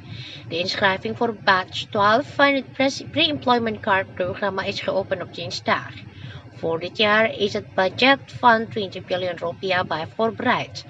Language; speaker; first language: Dutch; non-native, fluent; Indonesian